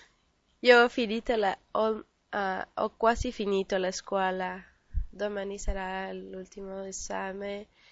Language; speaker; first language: Italian; non-native, learner; Spanish